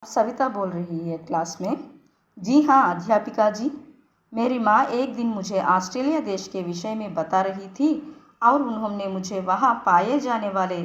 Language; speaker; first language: Hindi; non-native, local second language; Telugu